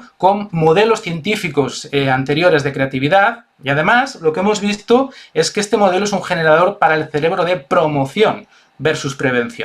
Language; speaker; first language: Spanish; native; Spanish